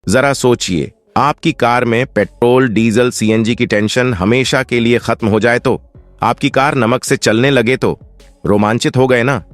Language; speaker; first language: Hindi; native; Hindi